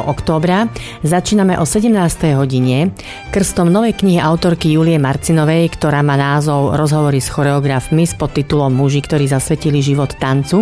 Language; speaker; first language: Slovak; native; Slovak